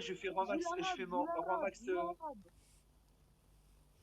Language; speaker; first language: French; native; French